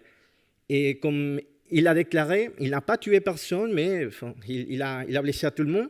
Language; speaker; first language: French; non-native, fluent; Spanish